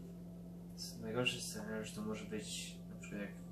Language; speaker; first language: Polish; early bilingual, heritage; Polish